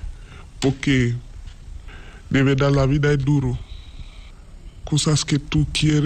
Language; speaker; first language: Spanish; non-native, learner; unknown